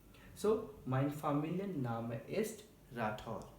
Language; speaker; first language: German; non-native, learner; Hindi